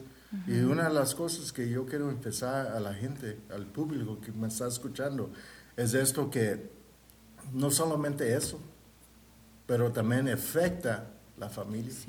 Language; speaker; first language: Spanish; early bilingual, heritage; Spanish